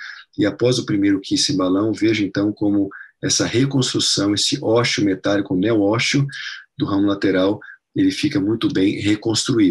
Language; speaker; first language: Portuguese; non-native, fluent; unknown